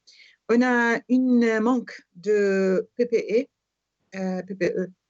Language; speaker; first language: French; non-native, fluent; Arabic